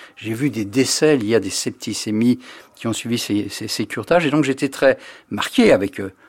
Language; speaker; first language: French; native; French